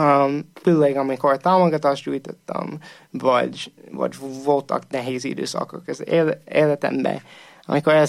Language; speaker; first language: Hungarian; non-native, fluent; English